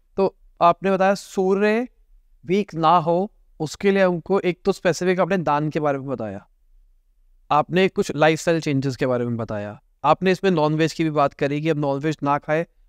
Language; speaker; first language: Hindi; native; Hindi